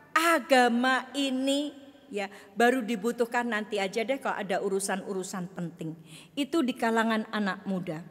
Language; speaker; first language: Indonesian; native; Indonesian